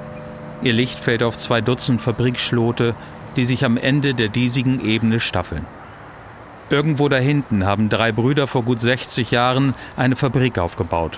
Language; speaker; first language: German; native; German